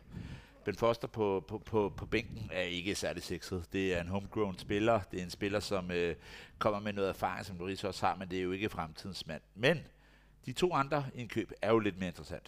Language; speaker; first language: Danish; native; Danish